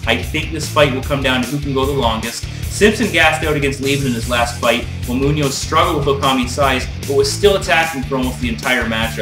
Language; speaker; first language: English; native; English